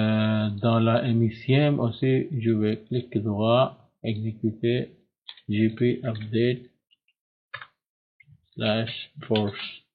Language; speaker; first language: French; non-native, learner; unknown